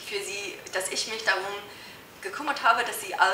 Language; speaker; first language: German; non-native, fluent; English